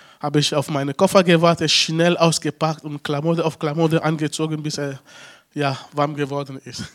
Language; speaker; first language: German; non-native, fluent; Ewe